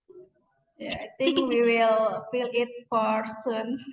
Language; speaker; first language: English; non-native, learner; Indonesian